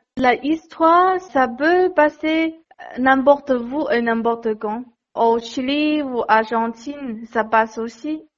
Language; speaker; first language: French; non-native, learner; Chinese